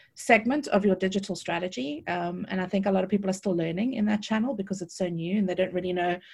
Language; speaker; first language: English; native; English